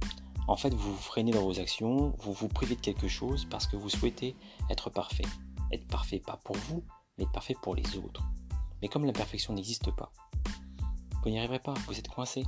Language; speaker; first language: French; native; French